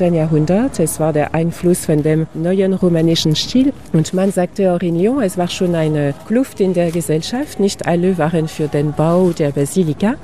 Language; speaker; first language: German; non-native, fluent; French